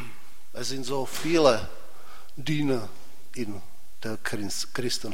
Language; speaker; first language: German; non-native, fluent; Czech